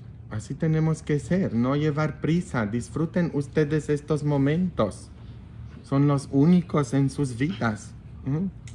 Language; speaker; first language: Spanish; non-native, fluent; Polish